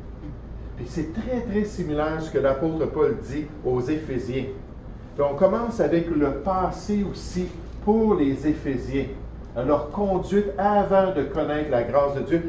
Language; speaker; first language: French; native; French